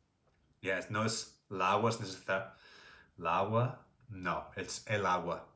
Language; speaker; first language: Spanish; non-native, fluent; English